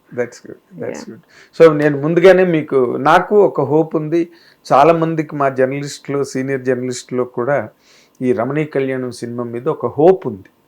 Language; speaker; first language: Telugu; native; Telugu